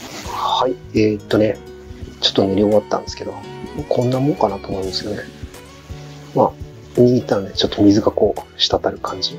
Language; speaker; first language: Japanese; native; Japanese